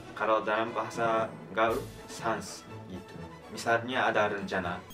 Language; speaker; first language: Indonesian; non-native, learner; Japanese